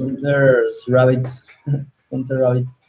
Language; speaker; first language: English; non-native, learner; Spanish